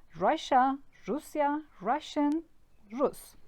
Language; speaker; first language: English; non-native, learner; Turkish